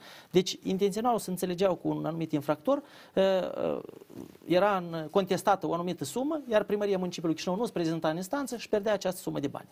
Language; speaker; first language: Romanian; native; Romanian